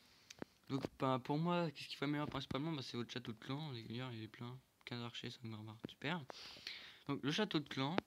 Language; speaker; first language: French; native; French